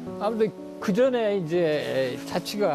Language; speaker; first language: Korean; native; Korean